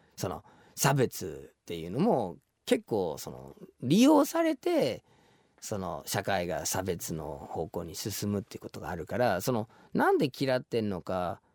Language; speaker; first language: Japanese; non-native, fluent; English